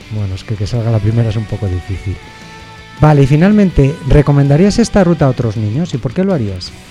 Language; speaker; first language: Spanish; native; Spanish